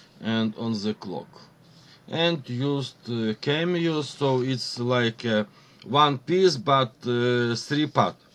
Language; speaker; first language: English; non-native, learner; Ukrainian